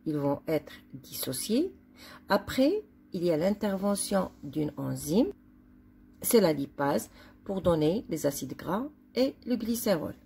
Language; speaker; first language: French; non-native, local second language; Arabic